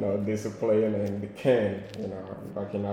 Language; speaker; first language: English; non-native, local second language; Igbo